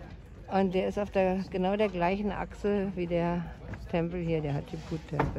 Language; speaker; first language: German; native; German